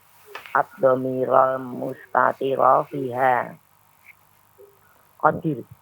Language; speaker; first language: Arabic; non-native, learner; Indonesian